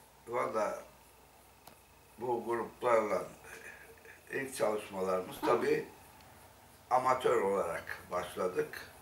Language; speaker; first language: Turkish; native; Turkish